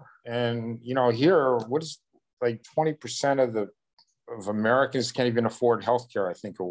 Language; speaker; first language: English; native; English